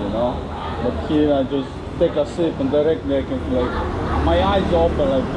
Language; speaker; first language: English; non-native, fluent; Polish